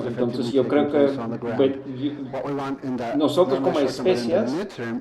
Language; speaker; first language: Spanish; non-native, fluent; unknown